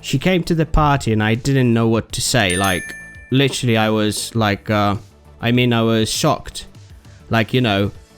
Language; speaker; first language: English; non-native, fluent; Polish